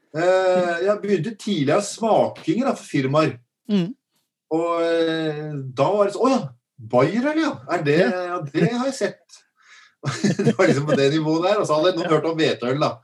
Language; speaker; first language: Norwegian; native; Norwegian